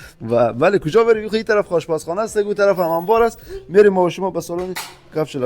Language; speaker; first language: Persian; native; Persian